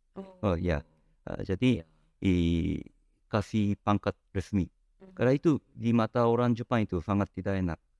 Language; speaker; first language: Indonesian; non-native, fluent; Japanese